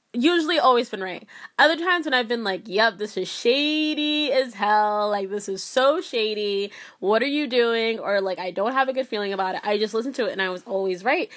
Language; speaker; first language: English; early bilingual, other home language; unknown